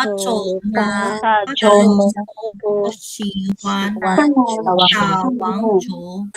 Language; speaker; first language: Chinese; non-native, learner; Filipino